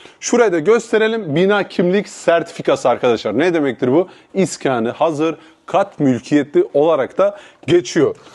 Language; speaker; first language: Turkish; native; Turkish